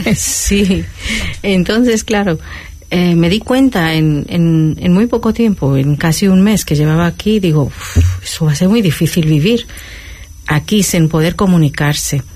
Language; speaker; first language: Spanish; non-native, fluent; Hindi